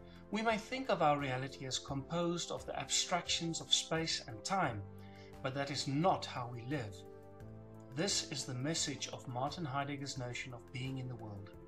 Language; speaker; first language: English; non-native, local second language; Afrikaans